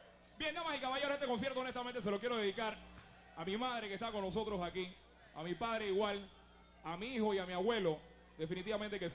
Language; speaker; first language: Spanish; native; Spanish